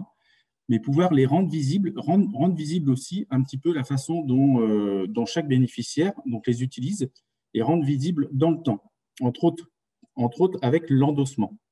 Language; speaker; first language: French; native; French